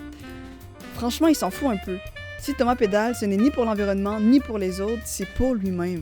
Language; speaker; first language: French; native; French